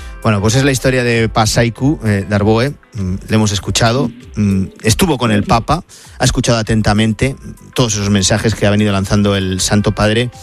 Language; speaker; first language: Spanish; native; Spanish